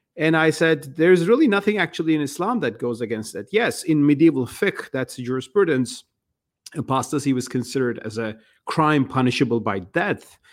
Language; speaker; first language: English; non-native, fluent; Turkish